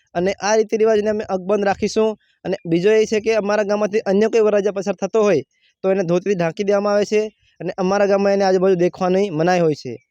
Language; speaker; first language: Gujarati; non-native, local second language; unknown